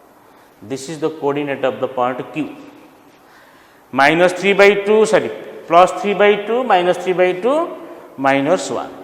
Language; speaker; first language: English; non-native, local second language; Odia